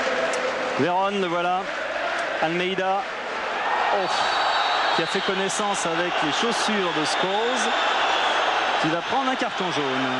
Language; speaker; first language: French; native; French